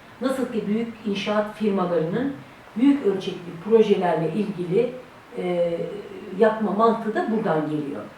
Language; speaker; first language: Turkish; native; Turkish